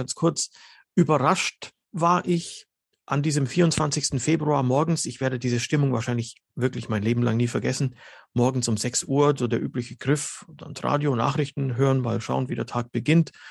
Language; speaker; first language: German; early bilingual, other home language; Slovenian